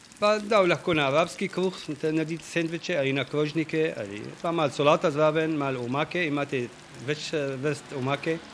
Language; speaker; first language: Slovenian; non-native, learner; Arabic